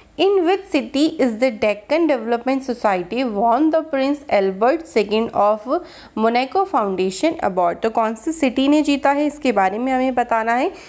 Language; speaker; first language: Hindi; native; Hindi